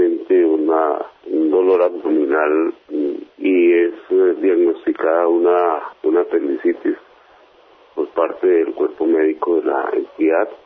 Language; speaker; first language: Spanish; native; Spanish